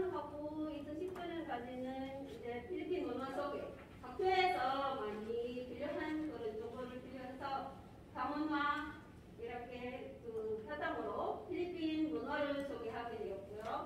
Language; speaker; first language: Korean; non-native, fluent; Filipino